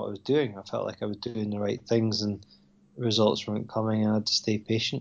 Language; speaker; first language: English; native; English